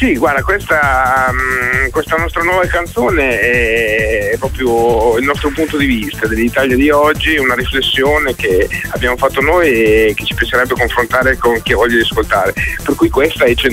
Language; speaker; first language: Italian; native; Italian